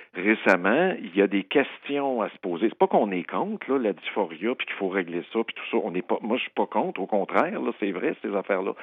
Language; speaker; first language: French; native; French